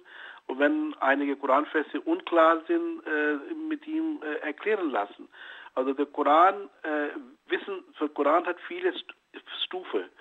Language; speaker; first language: German; non-native, fluent; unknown